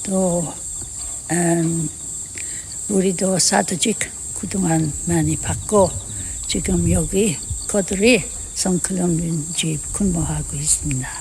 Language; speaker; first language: Korean; non-native, learner; English